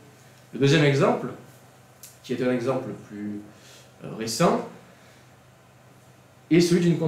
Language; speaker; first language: French; native; French